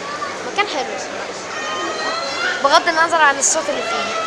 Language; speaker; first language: Arabic; native; Arabic